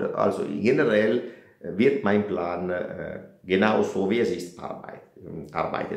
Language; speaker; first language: German; non-native, fluent; Italian